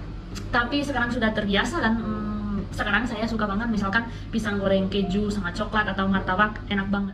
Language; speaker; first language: Indonesian; non-native, fluent; Spanish